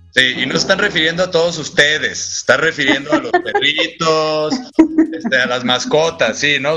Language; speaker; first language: Spanish; native; Spanish